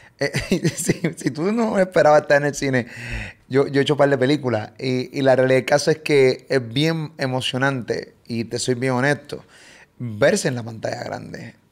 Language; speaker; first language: Spanish; native; Spanish